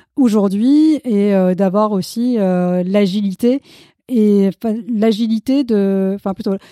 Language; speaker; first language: French; non-native, fluent; Malayalam